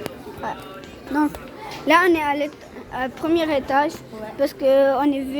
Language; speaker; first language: French; non-native, learner; Arabic